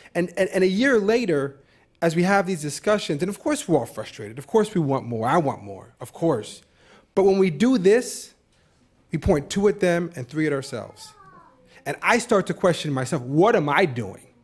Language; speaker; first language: English; native; English